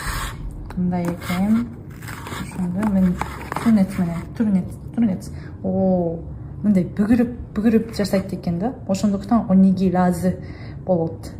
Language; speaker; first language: Kyrgyz; non-native, learner; Japanese